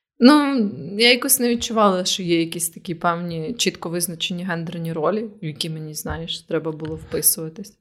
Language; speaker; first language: Ukrainian; native; Ukrainian